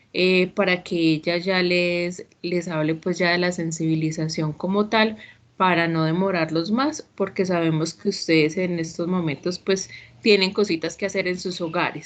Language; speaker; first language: Spanish; native; Spanish